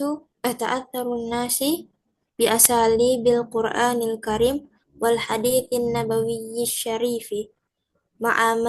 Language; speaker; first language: Arabic; non-native, learner; Indonesian